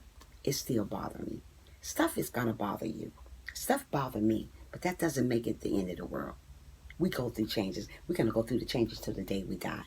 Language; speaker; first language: English; native; English